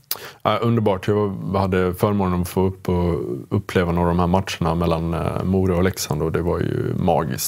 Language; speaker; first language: Swedish; native; Swedish